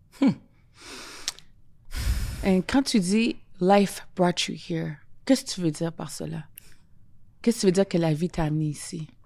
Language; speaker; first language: French; native; French